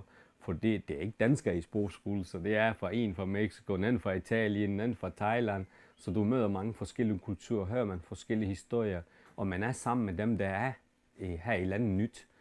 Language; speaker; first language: Danish; non-native, fluent; Turkish